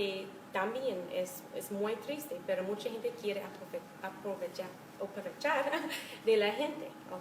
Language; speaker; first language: Spanish; non-native, fluent; English